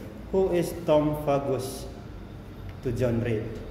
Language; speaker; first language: English; non-native, fluent; Indonesian